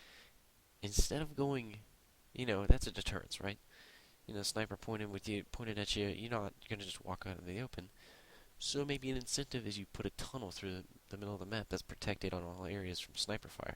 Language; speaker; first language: English; native; English